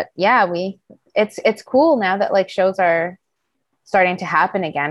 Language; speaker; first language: English; native; English